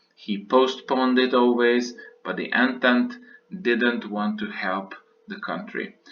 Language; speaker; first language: English; non-native, fluent; Hungarian